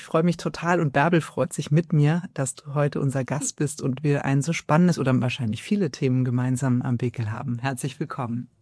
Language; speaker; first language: German; native; German